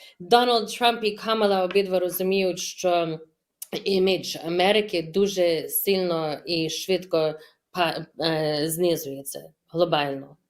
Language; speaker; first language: Ukrainian; early bilingual, heritage; Ukrainian